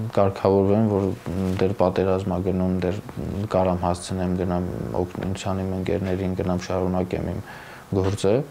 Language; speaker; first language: Armenian; native; Armenian